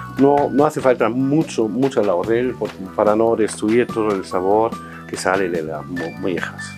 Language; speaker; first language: Spanish; non-native, fluent; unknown